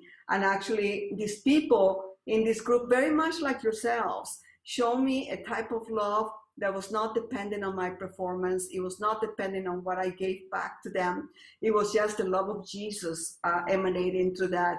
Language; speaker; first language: English; non-native, fluent; Spanish